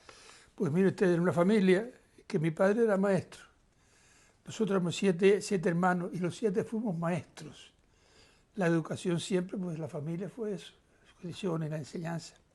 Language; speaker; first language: Spanish; native; Spanish